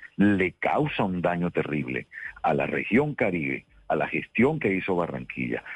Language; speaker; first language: Spanish; native; Spanish